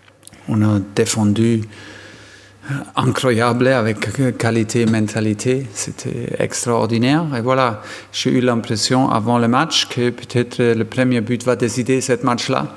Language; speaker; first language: French; non-native, fluent; German